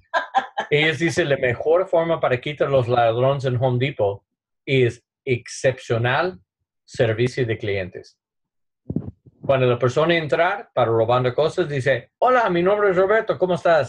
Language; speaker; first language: Spanish; non-native, learner; English